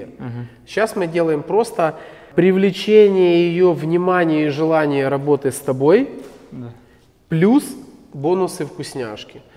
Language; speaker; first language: Russian; native; Russian